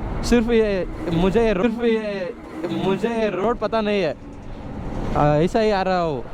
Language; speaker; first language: Hindi; non-native, local second language; Kannada